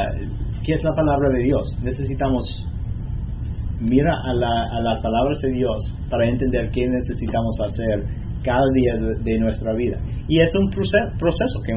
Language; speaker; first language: Spanish; non-native, learner; English